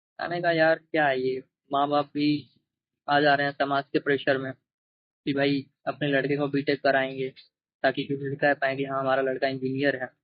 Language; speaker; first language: Hindi; native; Hindi